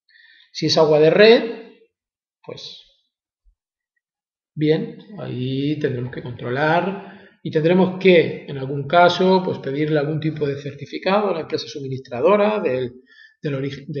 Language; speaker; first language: Spanish; native; Spanish